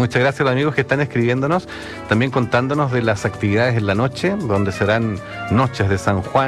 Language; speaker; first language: Spanish; native; Spanish